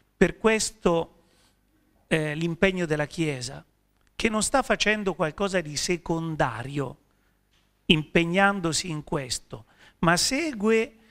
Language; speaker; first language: Italian; native; Italian